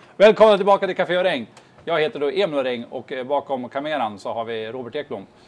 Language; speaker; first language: Swedish; native; Swedish